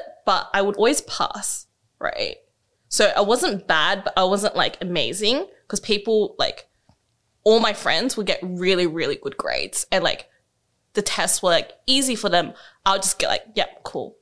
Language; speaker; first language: English; native; English